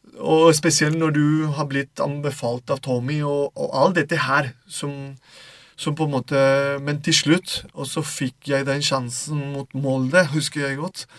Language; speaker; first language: Norwegian; non-native, fluent; Spanish